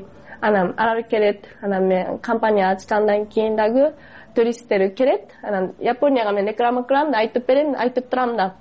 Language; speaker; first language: Kyrgyz; non-native, fluent; Japanese